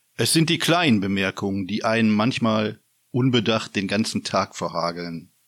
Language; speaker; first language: German; native; German